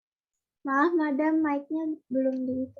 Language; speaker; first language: Indonesian; native; Indonesian